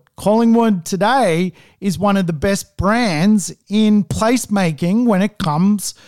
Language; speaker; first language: English; native; English